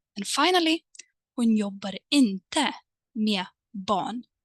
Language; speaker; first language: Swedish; non-native, fluent; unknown